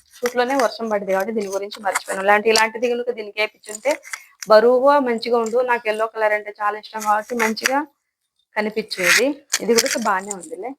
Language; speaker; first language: Telugu; non-native, local second language; Lambadi